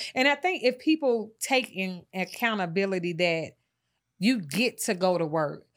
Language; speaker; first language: English; native; English